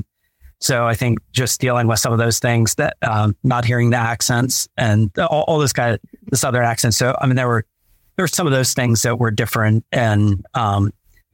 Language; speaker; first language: English; native; English